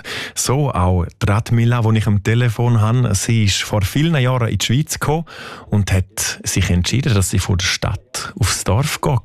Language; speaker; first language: German; native; German